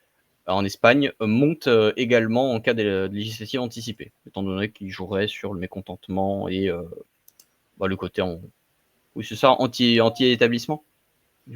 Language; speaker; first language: French; native; French